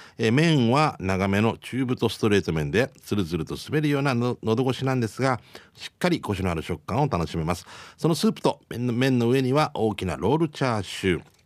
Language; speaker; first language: Japanese; native; Japanese